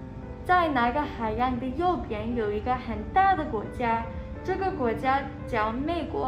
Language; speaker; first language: Chinese; non-native, fluent; English